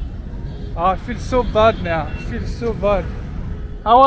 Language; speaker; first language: English; non-native, fluent; French